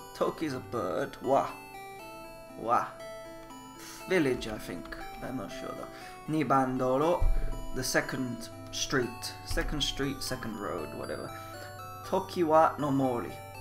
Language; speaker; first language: English; native; English